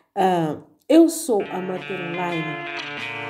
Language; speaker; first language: Portuguese; non-native, local second language; Kabuverdianu